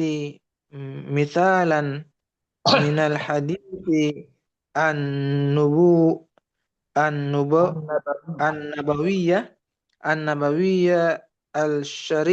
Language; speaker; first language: Arabic; non-native, learner; Indonesian